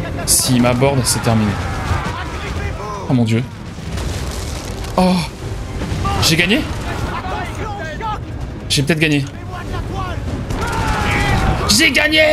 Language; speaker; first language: French; native; French